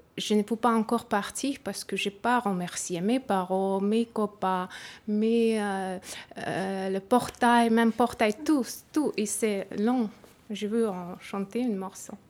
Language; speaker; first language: French; non-native, learner; Ukrainian